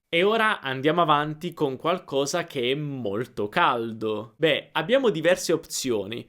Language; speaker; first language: Italian; native; Italian